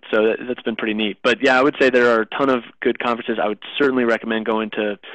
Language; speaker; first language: English; native; English